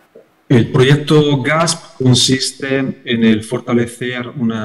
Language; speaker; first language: Spanish; non-native, fluent; Italian